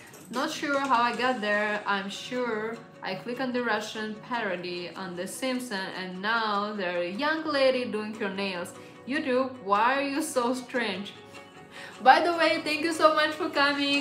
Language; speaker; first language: English; non-native, fluent; Russian